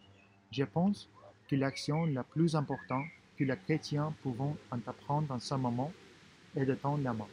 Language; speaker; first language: French; non-native, fluent; Russian